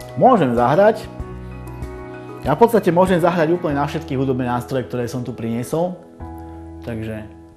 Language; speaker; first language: Slovak; native; Slovak